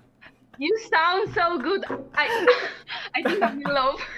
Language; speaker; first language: English; non-native, fluent; Russian